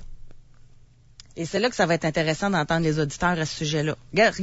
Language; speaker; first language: French; native; French